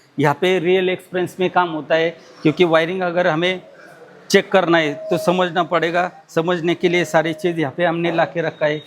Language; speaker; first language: Hindi; non-native, local second language; Marathi